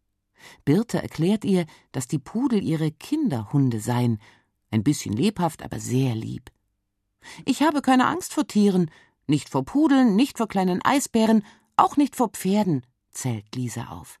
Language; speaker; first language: German; native; German